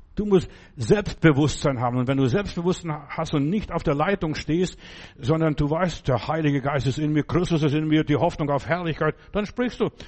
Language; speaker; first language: German; non-native, fluent; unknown